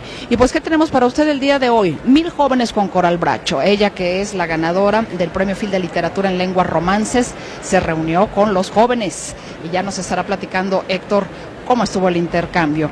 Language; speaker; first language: Spanish; native; Spanish